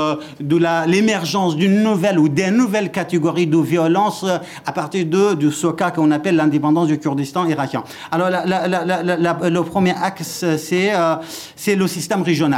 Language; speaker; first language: French; non-native, fluent; Kurdish